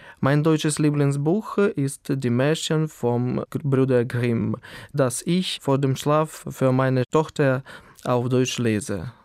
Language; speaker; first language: German; non-native, fluent; Ukrainian